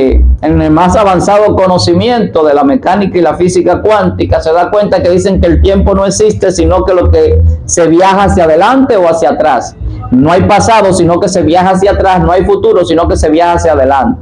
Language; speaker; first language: Spanish; native; Spanish